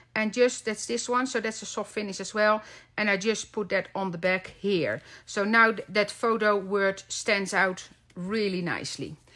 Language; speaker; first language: English; non-native, fluent; Dutch